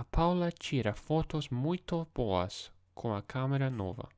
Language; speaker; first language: Portuguese; non-native, learner; English